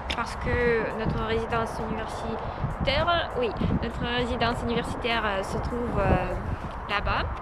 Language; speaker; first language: French; non-native, learner; Russian